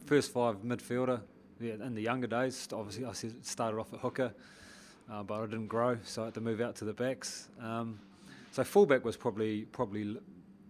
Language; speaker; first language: English; native; English